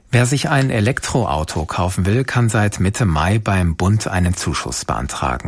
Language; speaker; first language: German; native; German